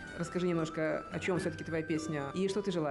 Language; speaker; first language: Russian; native; Russian